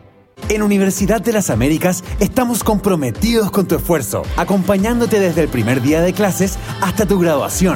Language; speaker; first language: Spanish; native; Spanish